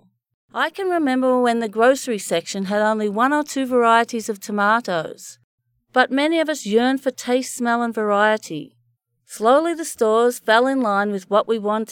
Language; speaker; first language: English; native; English